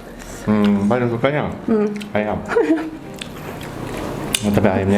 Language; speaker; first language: Indonesian; non-native, learner; Korean